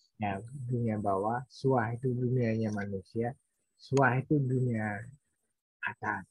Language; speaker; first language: Indonesian; non-native, local second language; Balinese